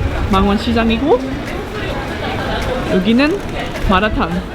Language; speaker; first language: Korean; non-native, fluent; English